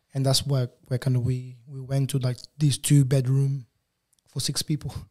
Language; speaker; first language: English; non-native, fluent; Portuguese